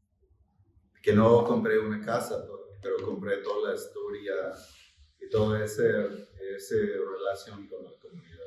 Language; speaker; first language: Spanish; non-native, fluent; English